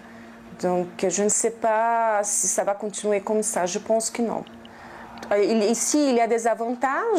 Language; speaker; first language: French; non-native, fluent; Portuguese